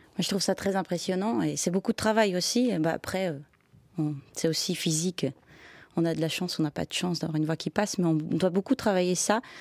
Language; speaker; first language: French; non-native, fluent; Dutch